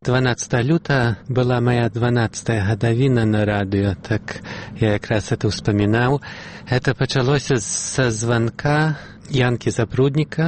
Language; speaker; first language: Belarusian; early bilingual, heritage; Belarusian